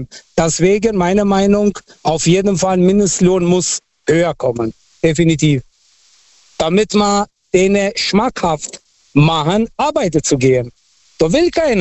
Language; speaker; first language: German; non-native, fluent; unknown